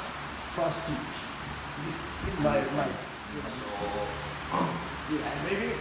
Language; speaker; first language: English; non-native, learner; Japanese